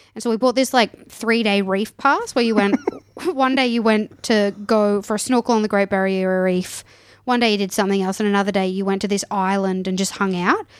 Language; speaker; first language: English; native; English